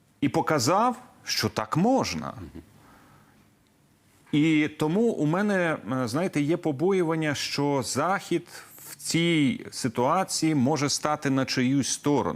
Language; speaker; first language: Ukrainian; native; Ukrainian